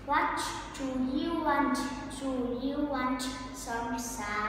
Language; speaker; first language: English; non-native, learner; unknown